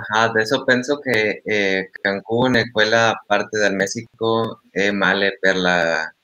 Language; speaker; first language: Italian; non-native, learner; Spanish